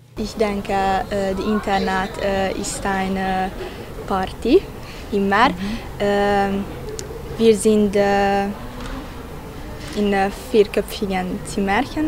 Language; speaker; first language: German; non-native, learner; Hungarian